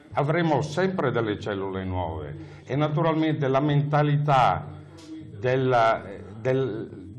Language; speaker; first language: Italian; native; Italian